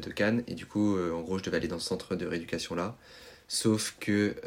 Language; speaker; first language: French; native; French